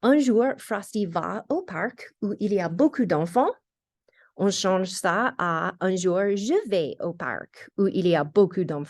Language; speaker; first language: French; non-native, fluent; English